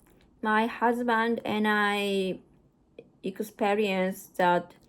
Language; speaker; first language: English; non-native, learner; Japanese